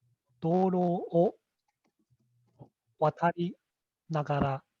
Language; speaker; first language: Japanese; non-native, learner; English